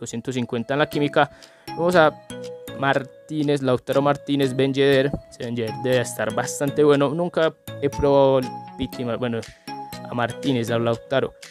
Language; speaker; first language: Spanish; native; Spanish